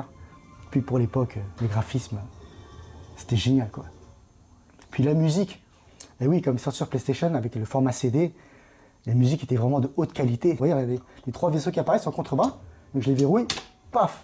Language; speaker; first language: French; native; French